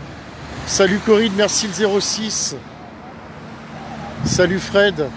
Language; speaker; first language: French; native; French